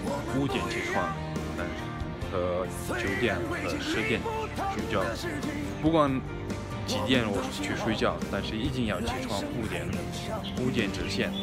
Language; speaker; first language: Chinese; non-native, fluent; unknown